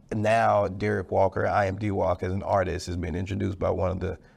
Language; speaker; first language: English; native; English